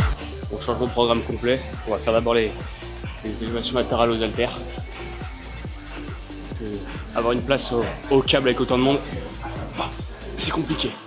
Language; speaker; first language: French; native; French